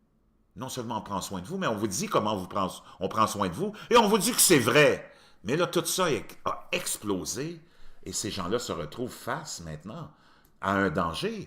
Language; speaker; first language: French; native; French